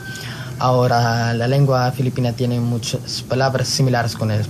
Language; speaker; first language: Spanish; non-native, fluent; Filipino